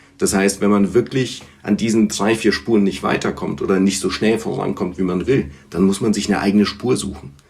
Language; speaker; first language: German; early bilingual, other home language; Bulgarian